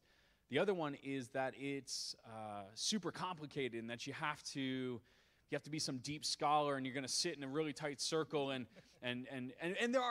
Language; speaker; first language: English; native; English